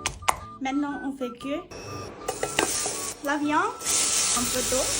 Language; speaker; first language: French; non-native, learner; Thai